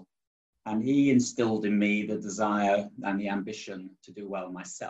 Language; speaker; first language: English; native; English